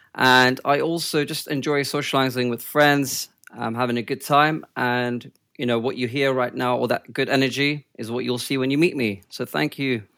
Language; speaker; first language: English; early bilingual, other home language; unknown